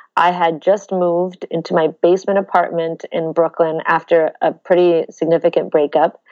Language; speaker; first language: English; native; English